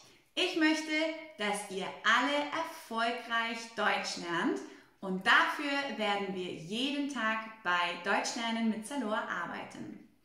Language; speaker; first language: German; non-native, fluent; Spanish